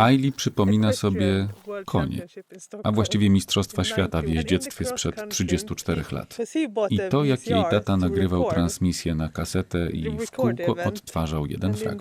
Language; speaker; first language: Polish; native; Polish